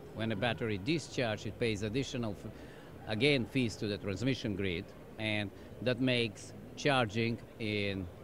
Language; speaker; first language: English; non-native, fluent; German